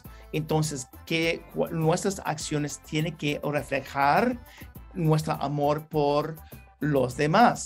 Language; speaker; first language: Spanish; non-native, learner; English